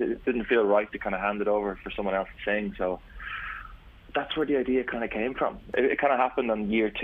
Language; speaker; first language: English; native; English